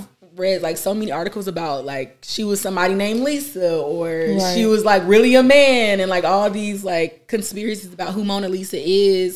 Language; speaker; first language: English; native; English